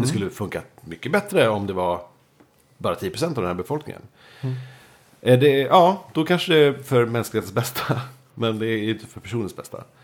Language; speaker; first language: Swedish; native; Swedish